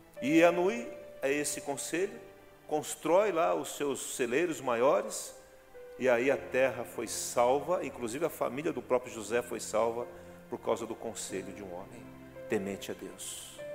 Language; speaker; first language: Portuguese; native; Portuguese